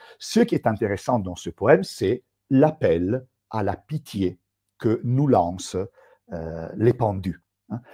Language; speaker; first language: French; non-native, fluent; Italian